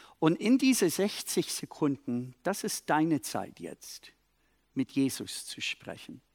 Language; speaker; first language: German; non-native, fluent; English